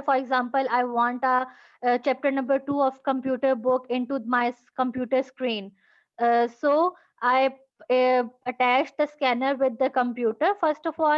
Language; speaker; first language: English; non-native, local second language; Urdu